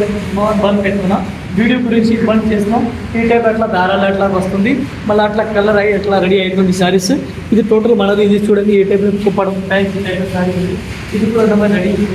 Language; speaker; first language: Telugu; non-native, local second language; Urdu